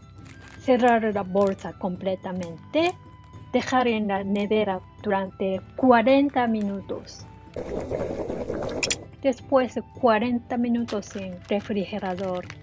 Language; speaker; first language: Spanish; non-native, learner; Japanese